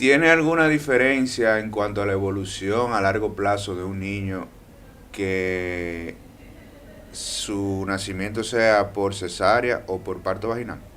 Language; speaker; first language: Spanish; native; Spanish